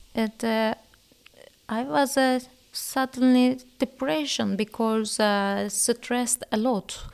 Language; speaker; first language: English; non-native, learner; Turkish